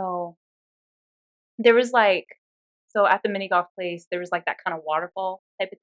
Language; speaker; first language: English; native; English